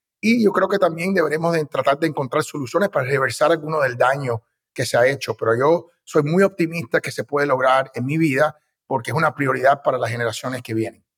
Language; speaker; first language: Spanish; early bilingual, heritage; Spanish